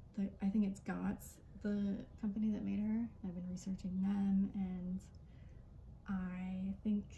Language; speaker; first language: English; native; English